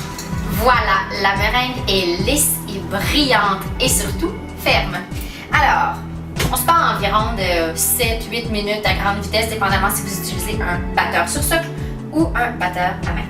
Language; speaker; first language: French; native; French